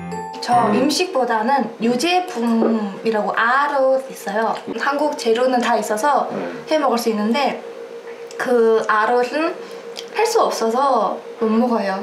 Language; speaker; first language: Korean; non-native, fluent; Mongolian